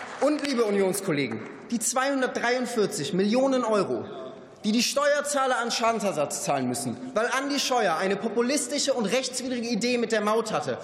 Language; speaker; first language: German; native; German